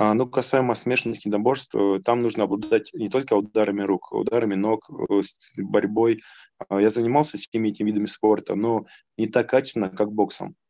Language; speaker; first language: Russian; native; Russian